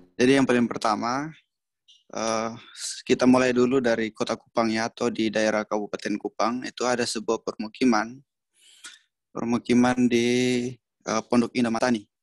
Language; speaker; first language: Indonesian; native; Indonesian